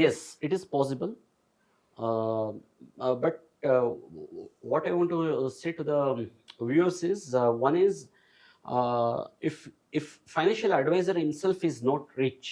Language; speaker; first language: English; non-native, local second language; Kannada